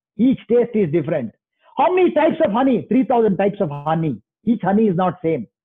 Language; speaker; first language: English; non-native, local second language; Kannada